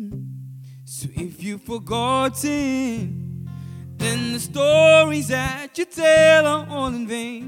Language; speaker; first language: English; non-native, local second language; Ganda